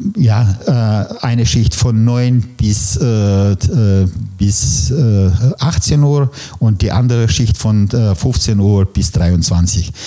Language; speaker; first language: German; non-native, fluent; Russian